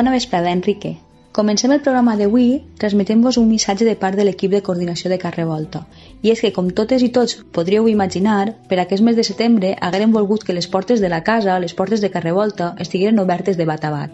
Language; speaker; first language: Catalan; native; Catalan